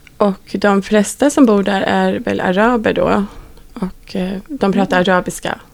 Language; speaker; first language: Swedish; native; Swedish